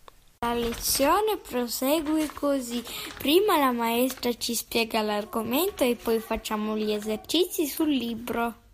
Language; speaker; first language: Italian; early bilingual, other home language; Russian